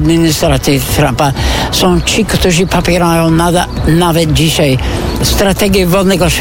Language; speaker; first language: Polish; non-native, fluent; English